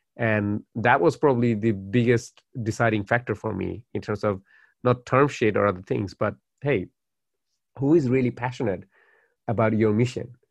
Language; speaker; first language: English; non-native, local second language; Bangla